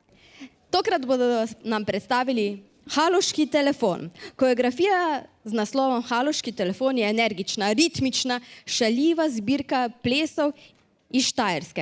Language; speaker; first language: Slovenian; native; Slovenian